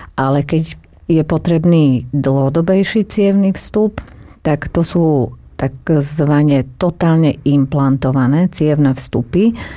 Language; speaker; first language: Slovak; native; Slovak